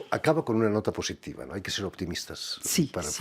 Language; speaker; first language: Spanish; native; Spanish